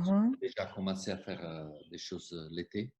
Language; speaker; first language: French; non-native, fluent; Italian